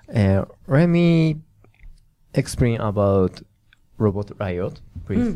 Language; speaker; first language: English; non-native, learner; Japanese